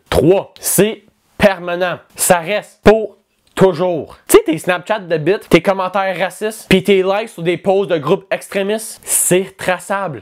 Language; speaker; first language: French; native; French